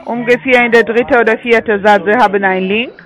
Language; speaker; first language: German; non-native, fluent; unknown